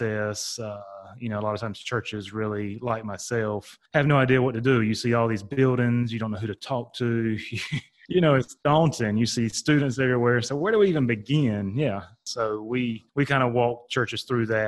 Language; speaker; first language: English; native; English